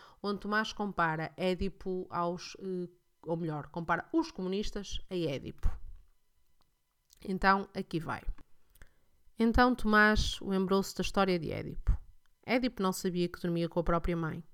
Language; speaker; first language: Portuguese; native; Portuguese